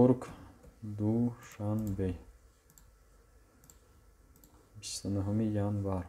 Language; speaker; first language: Russian; non-native, local second language; Tajik